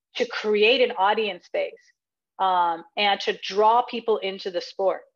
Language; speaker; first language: English; native; English